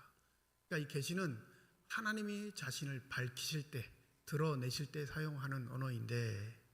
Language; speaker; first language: Korean; native; Korean